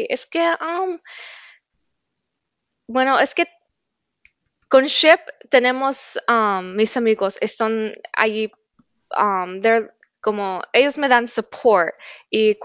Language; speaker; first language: Spanish; early bilingual, heritage; Spanish